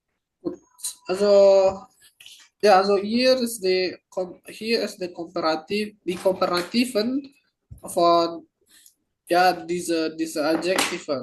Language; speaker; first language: German; non-native, fluent; Indonesian